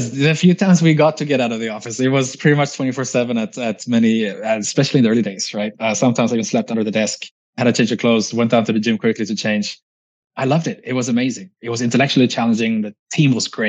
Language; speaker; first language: English; non-native, fluent; Swedish